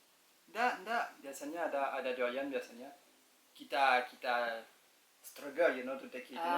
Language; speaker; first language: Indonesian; non-native, learner; French